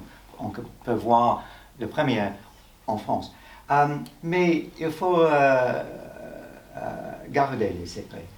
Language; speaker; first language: French; non-native, learner; English